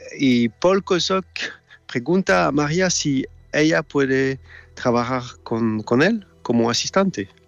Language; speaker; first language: Spanish; non-native, fluent; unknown